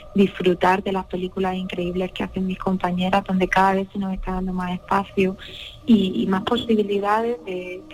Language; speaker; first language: Spanish; native; Spanish